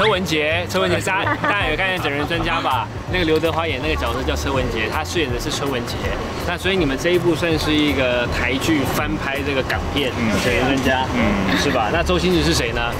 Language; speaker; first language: Chinese; native; Chinese